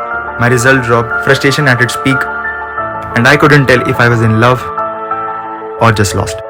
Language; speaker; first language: English; non-native, local second language; Hindi